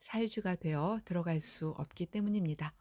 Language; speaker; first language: Korean; native; Korean